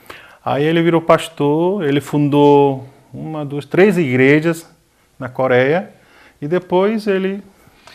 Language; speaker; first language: Portuguese; non-native, fluent; Korean